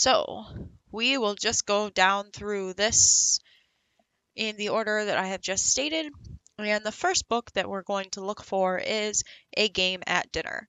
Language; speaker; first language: English; native; English